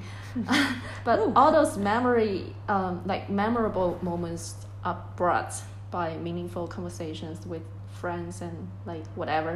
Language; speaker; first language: English; non-native, fluent; Chinese